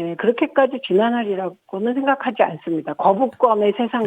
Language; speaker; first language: Korean; native; Korean